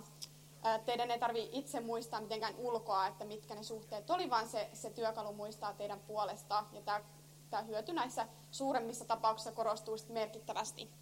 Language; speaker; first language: Finnish; native; Finnish